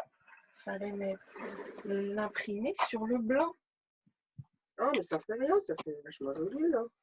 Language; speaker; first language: French; native; French